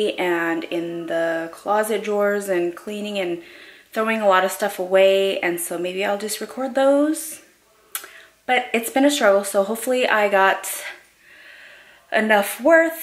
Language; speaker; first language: English; native; English